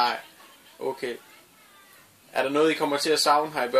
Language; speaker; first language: Danish; native; Danish